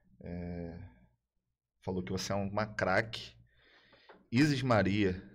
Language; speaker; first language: Portuguese; native; Portuguese